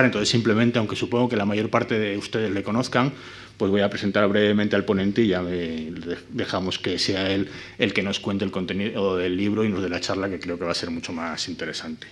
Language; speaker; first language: Spanish; native; Spanish